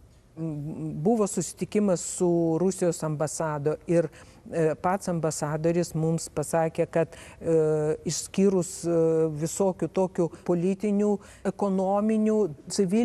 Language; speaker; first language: Lithuanian; non-native, local second language; Russian